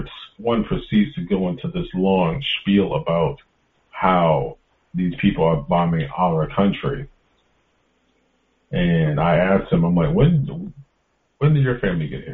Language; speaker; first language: English; native; English